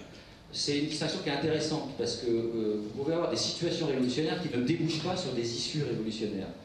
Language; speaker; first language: French; native; French